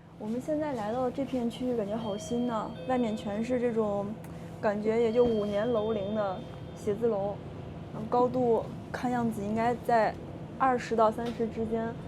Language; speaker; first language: Chinese; native; Chinese